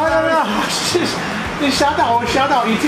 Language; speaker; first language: Chinese; non-native, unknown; English